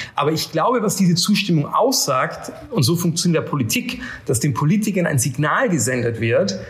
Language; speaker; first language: German; native; German